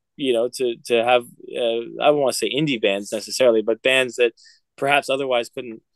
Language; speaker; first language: English; native; English